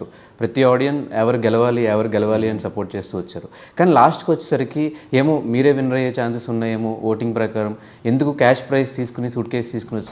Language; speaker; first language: Telugu; native; Telugu